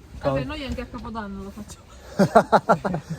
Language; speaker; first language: Italian; native; Italian